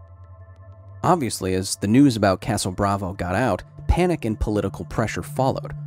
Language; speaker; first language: English; native; English